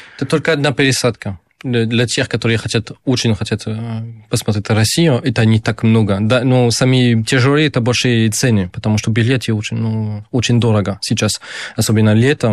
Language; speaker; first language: Russian; non-native, fluent; French